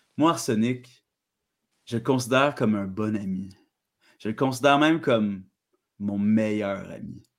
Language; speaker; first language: French; native; French